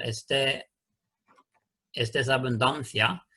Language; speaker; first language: Spanish; non-native, learner; Swedish